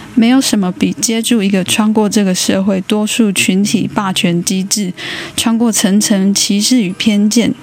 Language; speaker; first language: Chinese; native; Chinese